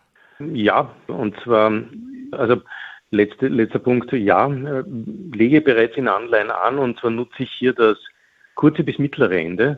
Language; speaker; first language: German; native; German